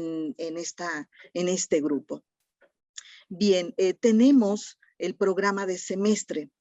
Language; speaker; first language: Spanish; native; Spanish